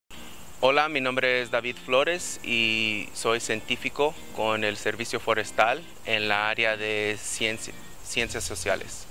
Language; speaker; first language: Spanish; early bilingual, heritage; Spanish